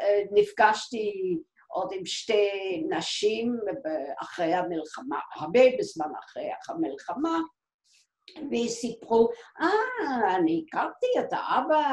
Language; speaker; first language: Hebrew; non-native, fluent; Dutch